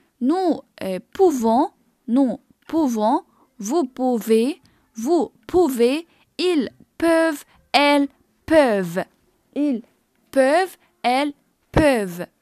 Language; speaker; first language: French; non-native, fluent; Arabic